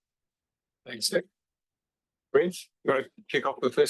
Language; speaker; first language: English; native; English